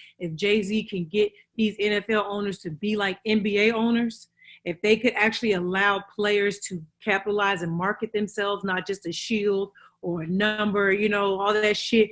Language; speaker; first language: English; native; English